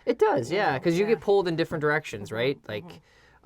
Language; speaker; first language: English; native; English